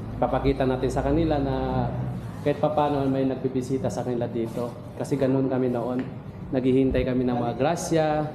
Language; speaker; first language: Filipino; non-native, local second language; Maranao